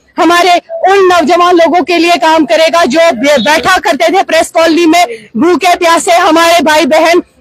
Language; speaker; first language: Hindi; non-native, local second language; Kashmiri